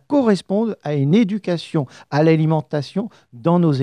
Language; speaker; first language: French; native; French